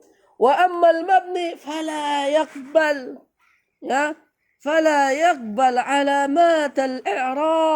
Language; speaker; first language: Arabic; non-native, fluent; Indonesian